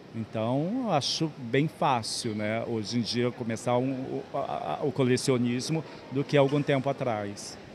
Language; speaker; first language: Portuguese; native; Portuguese